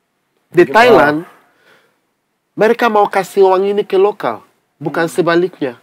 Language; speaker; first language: Indonesian; non-native, fluent; English